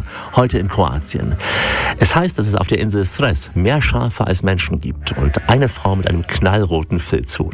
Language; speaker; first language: German; native; German